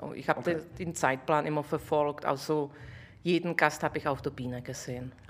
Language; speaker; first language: German; non-native, fluent; Czech